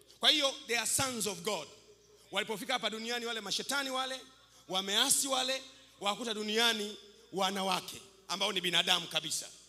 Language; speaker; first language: Swahili; native; Swahili